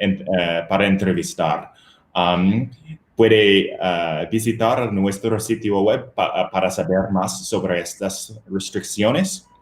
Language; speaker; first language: Spanish; non-native, fluent; English